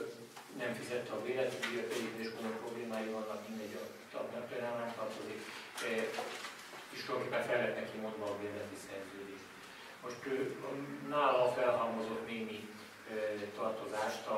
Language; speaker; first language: Hungarian; native; Hungarian